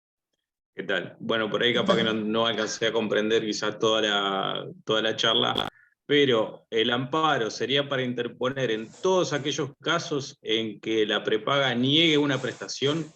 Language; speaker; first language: Spanish; native; Spanish